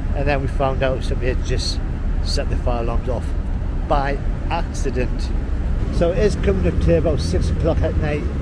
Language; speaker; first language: English; native; English